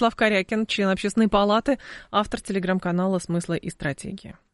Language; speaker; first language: Russian; native; Russian